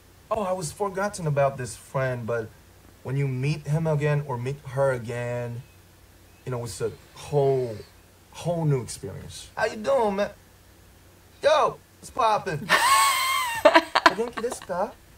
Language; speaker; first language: English; non-native, fluent; Korean